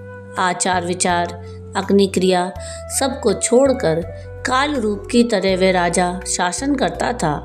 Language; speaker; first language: Hindi; native; Hindi